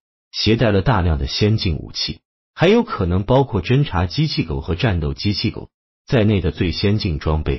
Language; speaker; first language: Chinese; native; Chinese